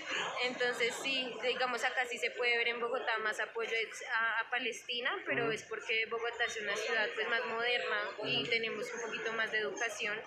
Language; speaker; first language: Spanish; native; Spanish